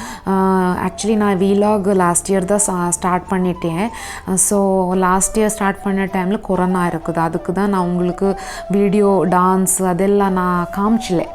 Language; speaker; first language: Tamil; non-native, learner; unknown